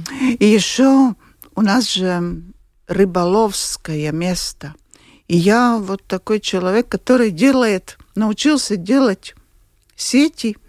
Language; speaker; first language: Russian; non-native, local second language; Latvian